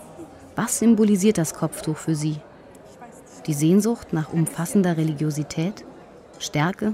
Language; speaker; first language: German; native; German